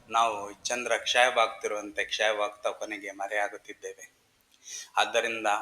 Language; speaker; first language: Kannada; non-native, local second language; Konkani